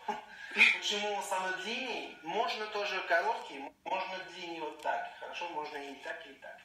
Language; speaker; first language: Russian; non-native, learner; French